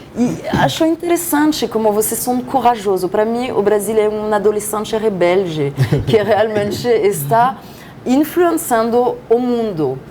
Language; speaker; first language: Portuguese; non-native, fluent; French